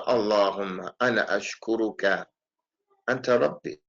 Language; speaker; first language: Arabic; non-native, fluent; English